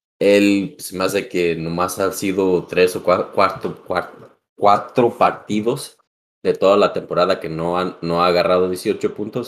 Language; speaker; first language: Spanish; early bilingual, heritage; Spanish